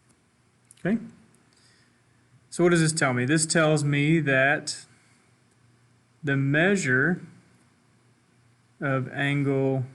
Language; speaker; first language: English; native; English